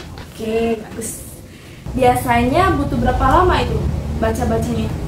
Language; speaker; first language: Indonesian; native; Indonesian